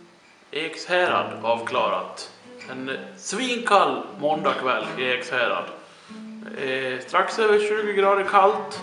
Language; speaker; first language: Swedish; native; Swedish